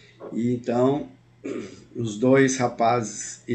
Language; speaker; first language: Portuguese; native; Portuguese